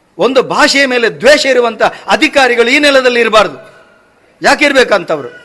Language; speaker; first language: Kannada; non-native, local second language; Tulu